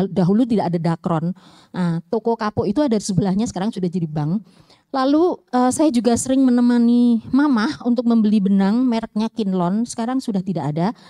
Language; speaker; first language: Indonesian; native; Indonesian